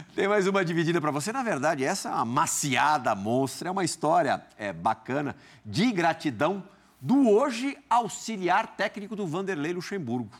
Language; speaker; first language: Portuguese; native; Portuguese